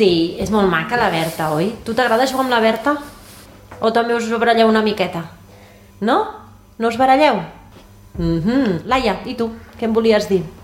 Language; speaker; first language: Catalan; native; Catalan